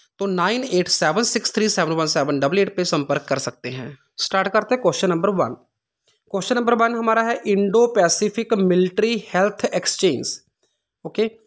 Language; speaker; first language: Hindi; non-native, local second language; Punjabi